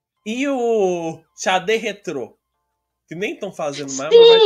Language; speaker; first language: Portuguese; native; Portuguese